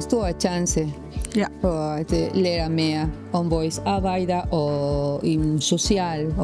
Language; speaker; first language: Danish; non-native, learner; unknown